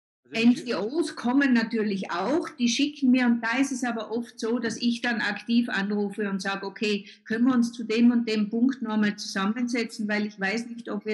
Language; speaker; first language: German; native; German